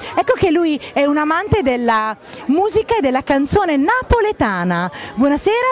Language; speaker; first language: Italian; native; Italian